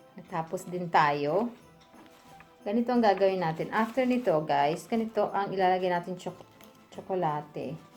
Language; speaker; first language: Filipino; native; Filipino